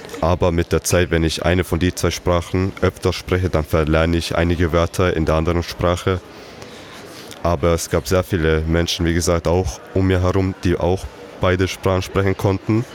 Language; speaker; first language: German; early bilingual, other home language; Bosnian